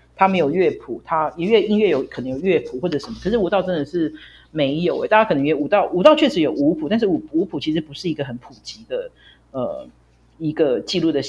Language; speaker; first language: Chinese; native; Chinese